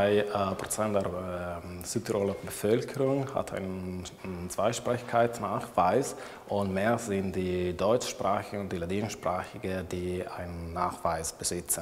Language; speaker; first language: German; non-native, local second language; Italian